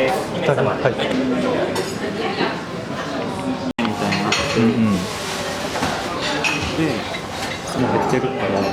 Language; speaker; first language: Japanese; non-native, fluent; Korean